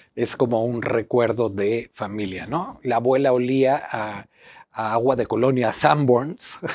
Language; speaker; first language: Spanish; native; Spanish